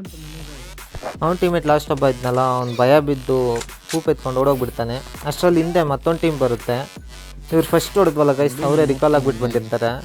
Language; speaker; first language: Kannada; native; Kannada